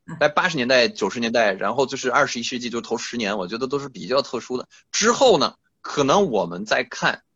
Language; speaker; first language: Chinese; non-native, fluent; French